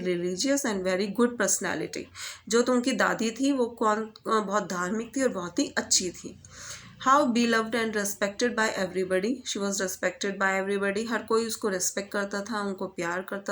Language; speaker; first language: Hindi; native; Hindi